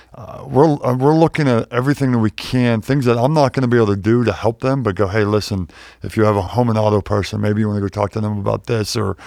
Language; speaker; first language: English; native; English